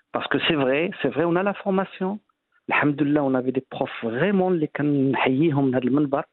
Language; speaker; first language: French; non-native, local second language; Arabic